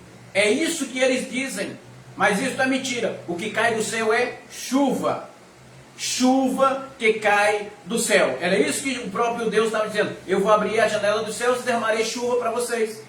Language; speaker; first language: Portuguese; native; Portuguese